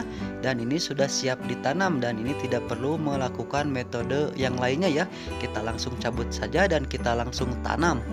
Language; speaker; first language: Indonesian; native; Indonesian